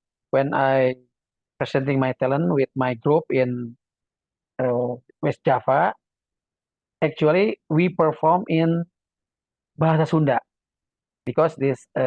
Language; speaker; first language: English; non-native, learner; Indonesian